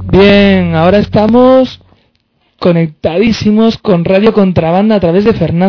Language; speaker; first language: Spanish; native; Spanish